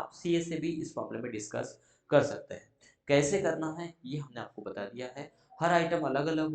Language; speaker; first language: Hindi; native; Hindi